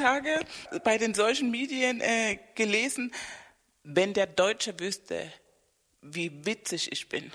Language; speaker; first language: German; non-native, fluent; Spanish